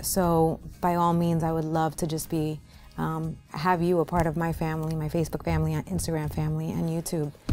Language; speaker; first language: English; early bilingual, other home language; Spanish